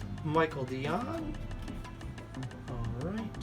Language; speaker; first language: English; native; English